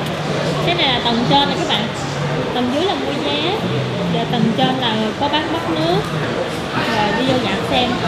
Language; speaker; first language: Vietnamese; native; Vietnamese